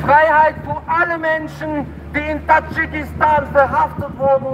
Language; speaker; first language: German; non-native, fluent; Tajik